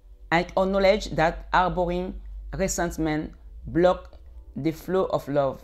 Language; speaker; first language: English; non-native, learner; French